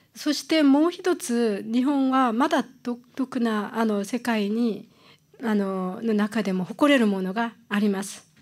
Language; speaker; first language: Japanese; non-native, fluent; Korean